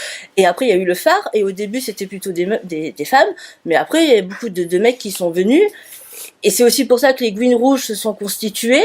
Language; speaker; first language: French; native; French